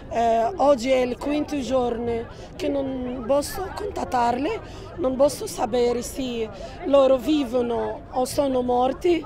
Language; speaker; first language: Italian; non-native, learner; Arabic